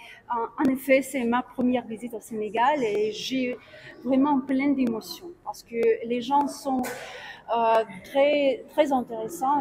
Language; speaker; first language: French; non-native, fluent; Russian